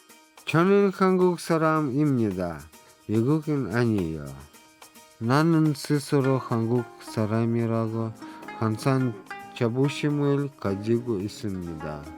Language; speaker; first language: Korean; non-native, learner; Russian